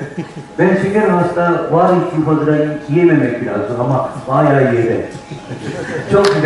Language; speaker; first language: Turkish; non-native, learner; Japanese